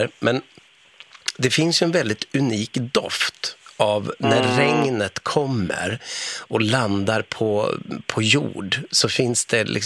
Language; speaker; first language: Swedish; native; Swedish